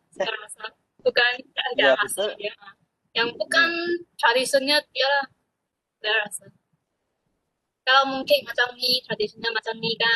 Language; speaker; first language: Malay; non-native, local second language; Chinese